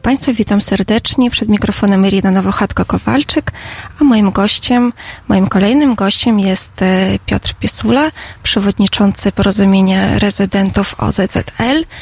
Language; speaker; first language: Polish; non-native, fluent; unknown